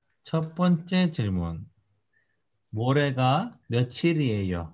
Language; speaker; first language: Korean; non-native, fluent; Russian